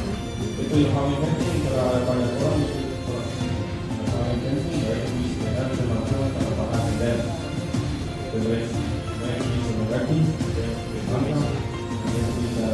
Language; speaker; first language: Indonesian; non-native, learner; English